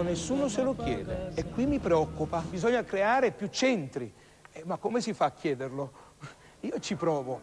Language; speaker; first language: Italian; native; Italian